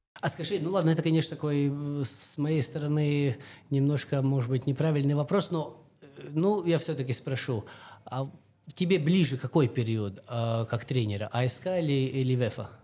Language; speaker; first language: Russian; non-native, local second language; Latvian